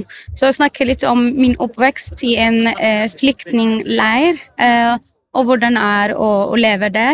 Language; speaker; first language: Norwegian; non-native, fluent; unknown